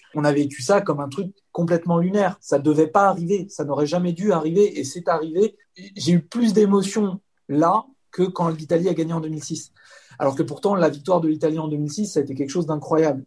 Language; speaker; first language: French; native; French